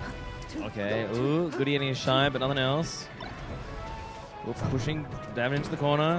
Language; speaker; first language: English; native; English